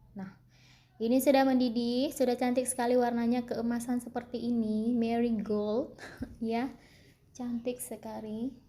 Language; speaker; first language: Indonesian; non-native, local second language; Achinese